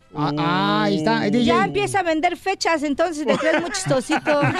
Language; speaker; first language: Spanish; native; Spanish